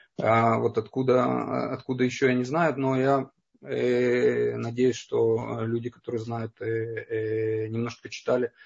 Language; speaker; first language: Russian; native; Russian